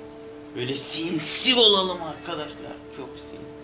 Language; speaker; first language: Turkish; native; Turkish